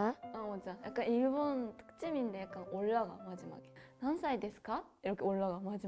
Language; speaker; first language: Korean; non-native, fluent; Japanese